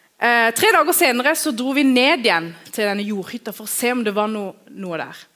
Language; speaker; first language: Norwegian; early bilingual, other home language; Kurdish